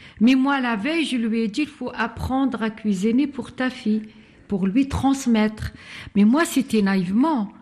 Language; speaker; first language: French; non-native, local second language; Arabic